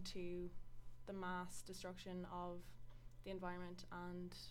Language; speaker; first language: English; native; English